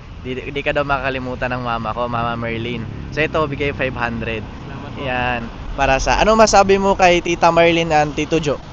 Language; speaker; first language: Filipino; non-native, local second language; Cebuano